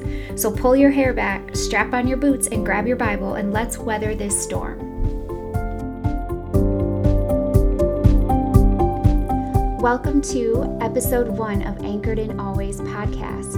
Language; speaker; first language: English; native; English